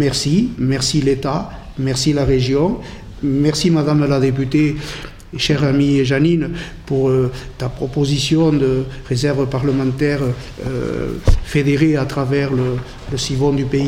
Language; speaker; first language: French; native; French